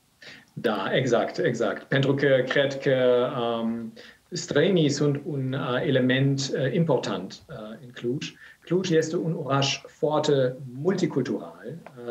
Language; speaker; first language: Romanian; non-native, learner; German